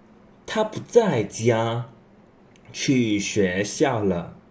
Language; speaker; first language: Chinese; non-native, fluent; English